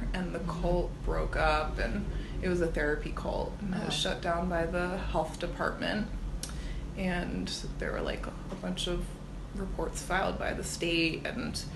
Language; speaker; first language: English; native; English